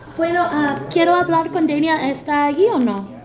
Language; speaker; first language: Spanish; non-native, learner; English